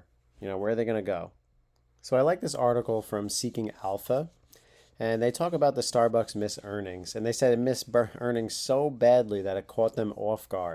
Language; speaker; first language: English; native; English